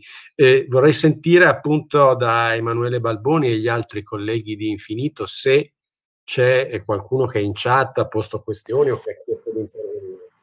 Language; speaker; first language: Italian; native; Italian